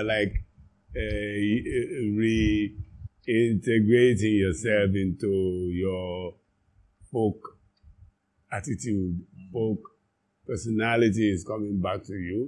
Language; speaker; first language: English; non-native, local second language; Yoruba